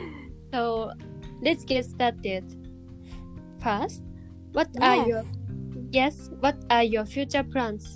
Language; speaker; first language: English; non-native, learner; Japanese